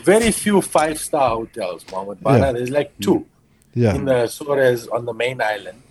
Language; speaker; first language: English; early bilingual, other home language; Portuguese